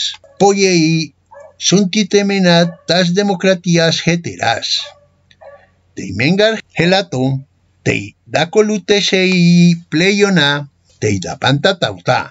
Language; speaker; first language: Greek; non-native, fluent; Spanish